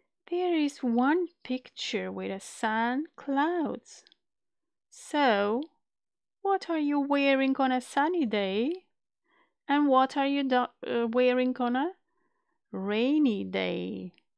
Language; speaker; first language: English; non-native, fluent; Macedonian